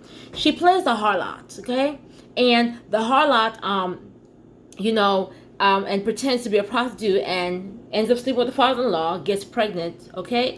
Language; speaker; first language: English; native; English